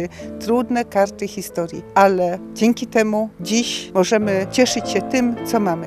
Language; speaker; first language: Polish; native; Polish